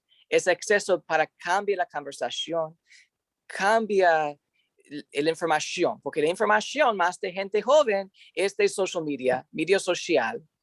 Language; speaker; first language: Spanish; non-native, learner; English